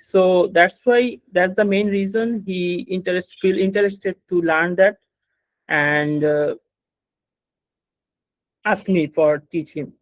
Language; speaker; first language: English; non-native, learner; Bangla